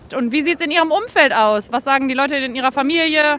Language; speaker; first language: German; native; German